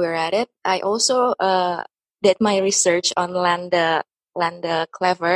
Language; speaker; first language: English; non-native, fluent; Indonesian